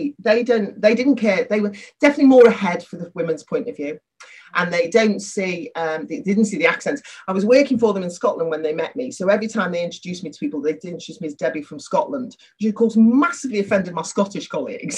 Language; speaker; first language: English; native; English